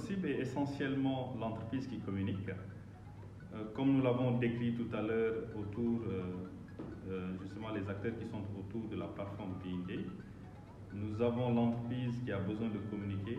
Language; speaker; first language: French; non-native, local second language; Wolof